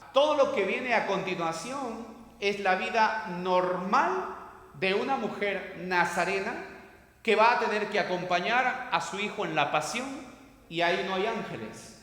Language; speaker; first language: Spanish; native; Spanish